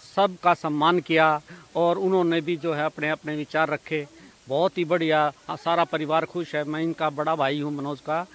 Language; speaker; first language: Hindi; native; Hindi